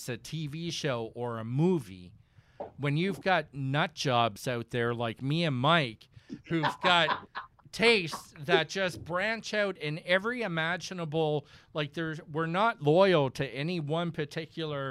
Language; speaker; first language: English; native; English